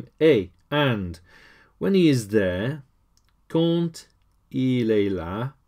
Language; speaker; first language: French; non-native, learner; English